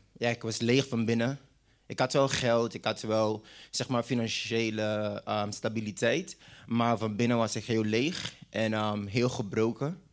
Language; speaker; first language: Dutch; non-native, local second language; English